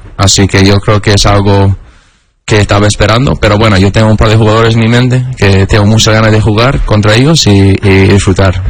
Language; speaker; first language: Spanish; non-native, fluent; English